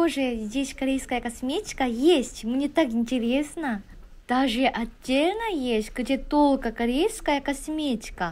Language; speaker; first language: Russian; non-native, learner; Korean